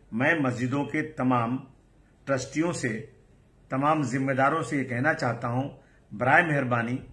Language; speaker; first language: Hindi; native; Hindi